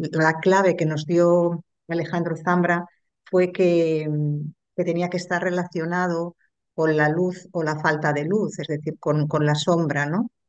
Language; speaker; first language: Spanish; native; Spanish